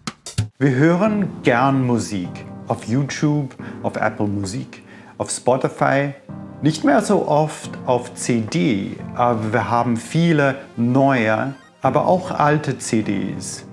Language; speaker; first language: German; non-native, fluent; English